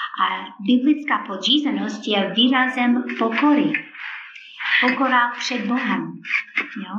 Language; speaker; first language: Czech; non-native, fluent; English